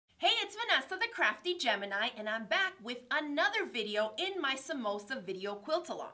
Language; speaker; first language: English; native; English